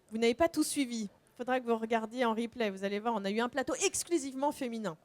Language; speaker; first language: French; native; French